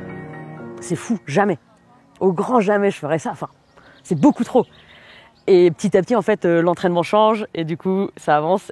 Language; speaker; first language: French; native; French